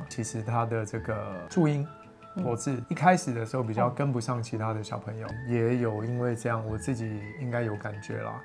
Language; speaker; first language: Chinese; native; Chinese